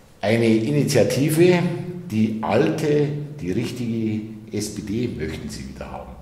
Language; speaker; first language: German; native; German